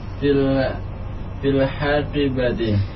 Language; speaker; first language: Arabic; non-native, learner; Indonesian